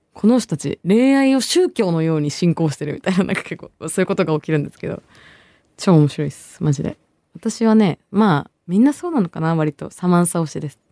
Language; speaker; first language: Japanese; early bilingual, other home language; Bangla